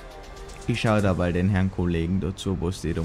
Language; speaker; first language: German; native; German